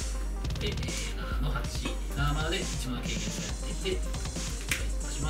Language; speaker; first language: Japanese; native; Japanese